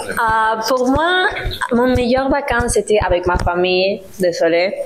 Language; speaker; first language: French; non-native, learner; Spanish